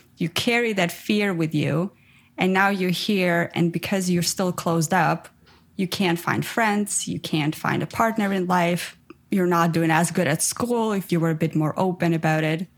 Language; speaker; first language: English; non-native, fluent; Ukrainian